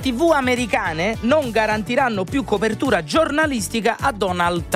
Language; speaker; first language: Italian; native; Italian